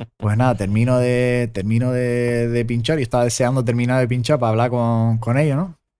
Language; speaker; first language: Spanish; early bilingual, other home language; German